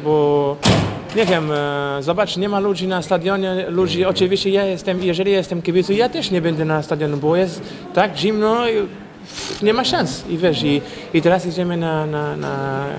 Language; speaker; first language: Polish; non-native, fluent; Portuguese